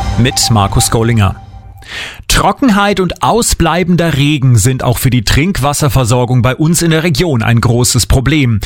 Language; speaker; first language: German; native; German